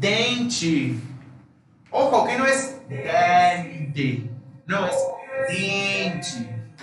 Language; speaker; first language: Spanish; non-native, fluent; Portuguese